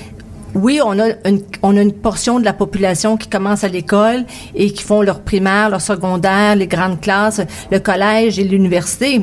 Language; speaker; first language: French; native; French